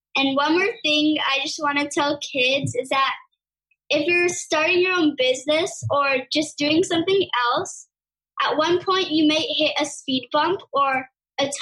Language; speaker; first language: English; native; English